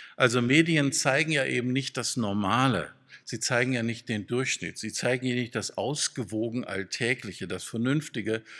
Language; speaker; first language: German; native; German